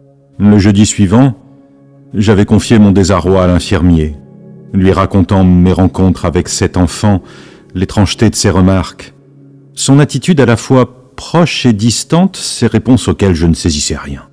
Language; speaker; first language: French; native; French